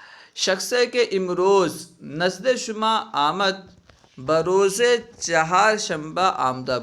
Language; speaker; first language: Persian; non-native, learner; Urdu